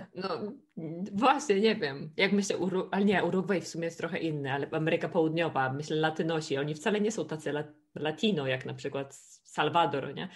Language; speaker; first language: Polish; native; Polish